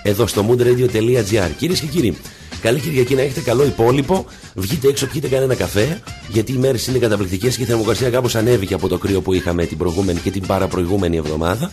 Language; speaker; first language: Greek; native; Greek